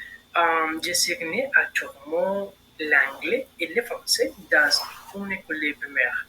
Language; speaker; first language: French; non-native, learner; Spanish